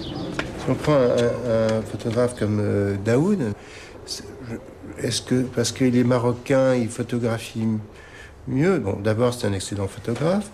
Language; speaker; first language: French; non-native, local second language; Arabic